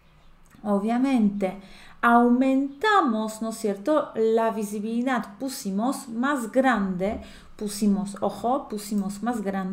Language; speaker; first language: Spanish; non-native, fluent; Polish